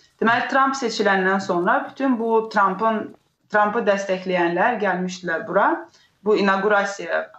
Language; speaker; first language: Azerbaijani; non-native, local second language; Russian